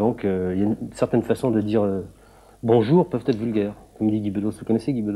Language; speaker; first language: French; native; French